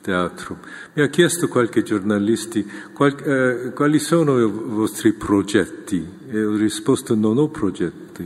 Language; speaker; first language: Italian; non-native, fluent; Korean